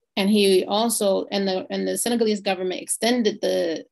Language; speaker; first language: English; native; English